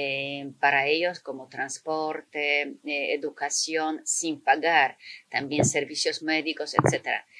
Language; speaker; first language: Spanish; non-native, fluent; Polish